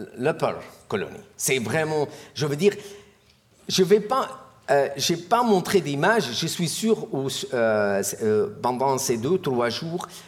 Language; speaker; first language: French; non-native, fluent; Arabic